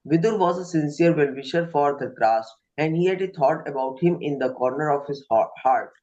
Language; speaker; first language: English; non-native, local second language; Hindi